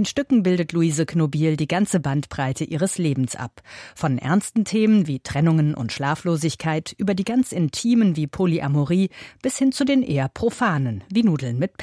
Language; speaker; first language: German; native; German